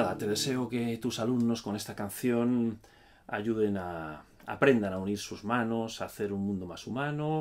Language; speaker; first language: Spanish; native; Spanish